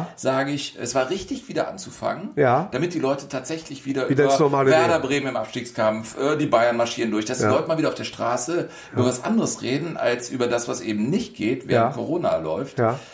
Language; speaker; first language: German; native; German